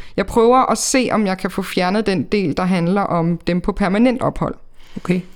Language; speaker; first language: Danish; native; Danish